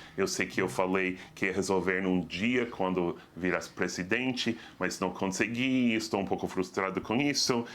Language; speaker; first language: Portuguese; non-native, fluent; English